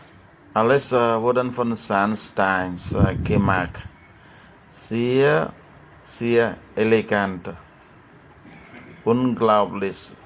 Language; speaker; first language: German; non-native, learner; Khmer